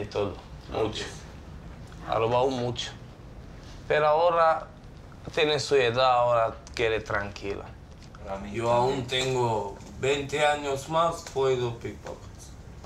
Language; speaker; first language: Spanish; non-native, learner; Romanian